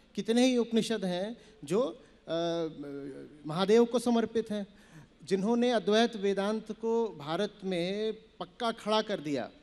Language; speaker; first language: Hindi; native; Hindi